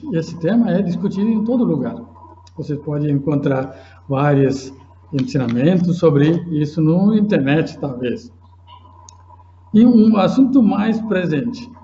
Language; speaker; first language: Portuguese; non-native, fluent; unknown